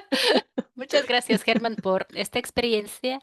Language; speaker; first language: Spanish; non-native, fluent; Russian